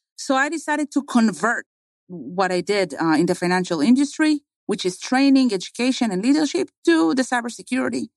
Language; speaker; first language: English; non-native, fluent; Hebrew